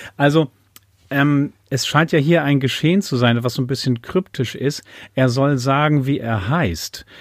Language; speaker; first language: German; native; German